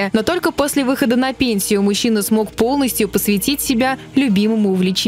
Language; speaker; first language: Russian; native; Russian